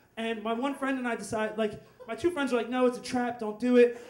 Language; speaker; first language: English; native; English